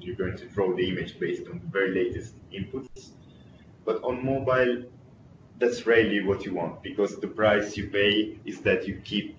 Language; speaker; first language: English; non-native, fluent; Italian